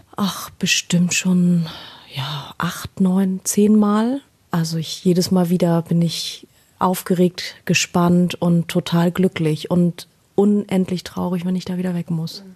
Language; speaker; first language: German; native; German